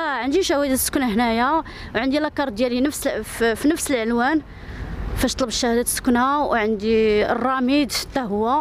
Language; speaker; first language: Arabic; native; Arabic